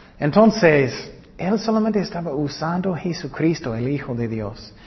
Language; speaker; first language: Spanish; non-native, learner; English